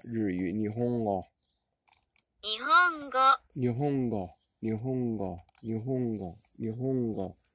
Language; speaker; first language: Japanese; non-native, learner; Chinese